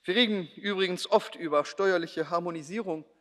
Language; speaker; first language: German; non-native, local second language; Luxembourgish